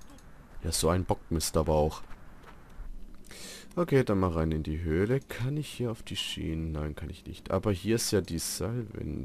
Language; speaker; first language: German; native; German